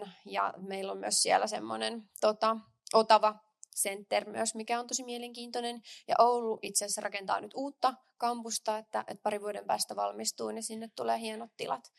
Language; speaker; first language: Finnish; native; Finnish